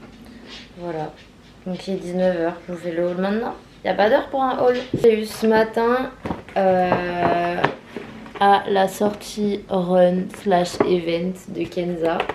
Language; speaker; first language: French; native; French